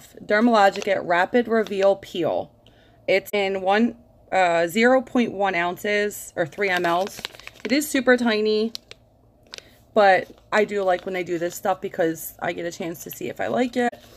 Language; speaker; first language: English; native; English